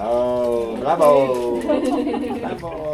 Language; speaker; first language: English; non-native, learner; Japanese